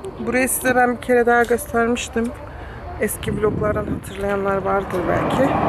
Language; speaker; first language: Turkish; early bilingual, heritage; Turkish